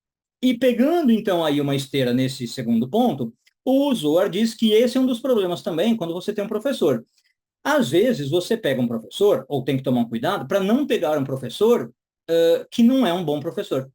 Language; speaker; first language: Portuguese; native; Portuguese